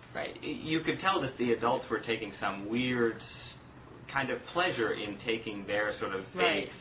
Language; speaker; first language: English; native; English